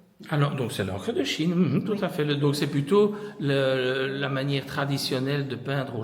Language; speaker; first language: French; native; French